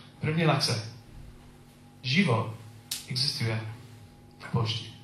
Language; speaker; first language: Czech; non-native, learner; English